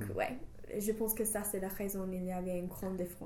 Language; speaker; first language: French; non-native, fluent; English